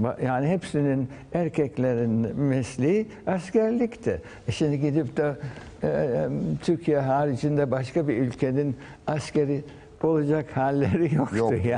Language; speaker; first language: Turkish; early bilingual, heritage; Turkish